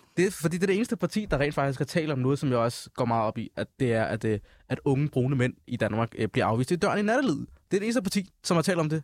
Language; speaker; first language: Danish; early bilingual, other home language; Somali